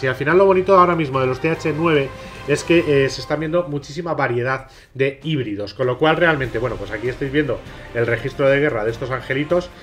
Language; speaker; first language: Spanish; native; Spanish